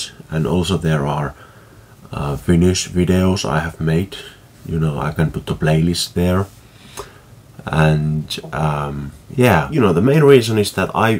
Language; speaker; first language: English; non-native, fluent; Finnish